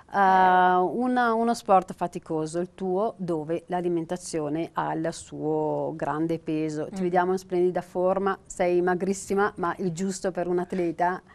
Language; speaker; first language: Italian; native; Italian